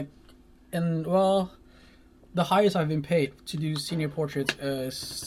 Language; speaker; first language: English; non-native, local second language; Malay